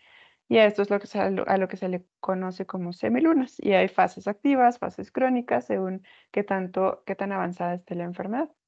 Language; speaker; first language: Spanish; native; Spanish